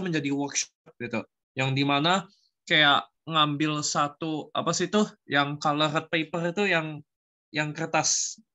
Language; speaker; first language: Indonesian; native; Indonesian